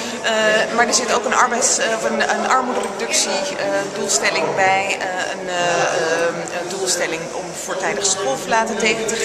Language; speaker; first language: Dutch; native; Dutch